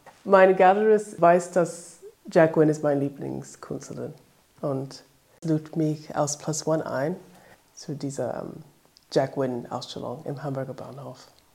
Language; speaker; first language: German; non-native, learner; English